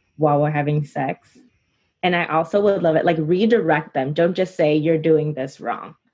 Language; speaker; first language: English; native; English